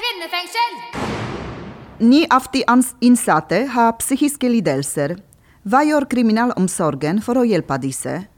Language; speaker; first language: Norwegian; non-native, fluent; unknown